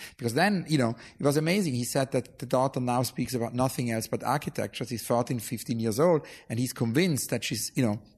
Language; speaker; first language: English; non-native, fluent; German